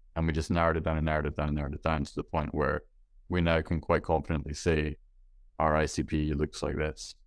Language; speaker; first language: English; native; English